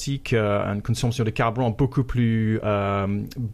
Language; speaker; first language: French; non-native, fluent; English